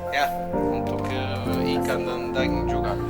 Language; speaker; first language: Indonesian; non-native, learner; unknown